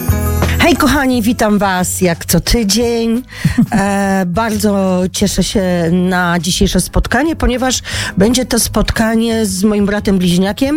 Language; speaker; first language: Polish; native; Polish